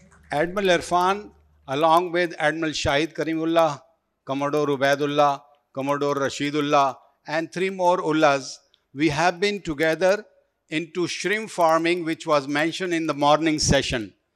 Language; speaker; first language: English; non-native, local second language; Urdu